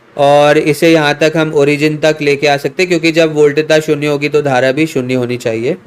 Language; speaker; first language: Hindi; native; Hindi